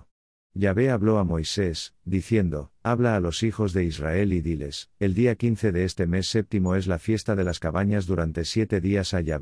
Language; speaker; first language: Spanish; native; Spanish